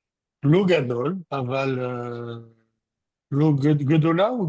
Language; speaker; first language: Hebrew; non-native, learner; French